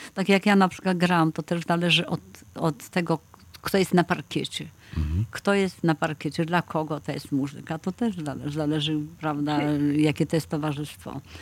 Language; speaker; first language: Polish; native; Polish